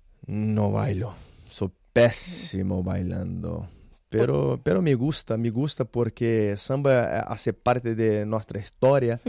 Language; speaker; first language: Spanish; non-native, learner; Portuguese